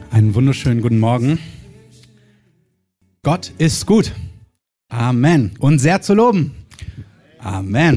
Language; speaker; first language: German; native; German